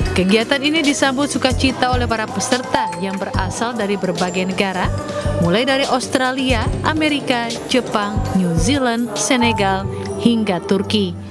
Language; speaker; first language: Indonesian; native; Indonesian